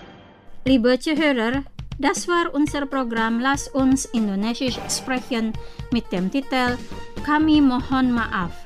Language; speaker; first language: German; non-native, fluent; Indonesian